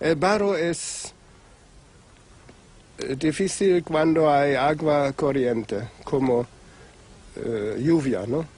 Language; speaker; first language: Spanish; non-native, fluent; German